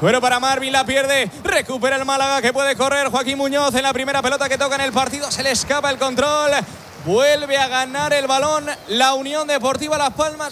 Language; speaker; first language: Spanish; native; Spanish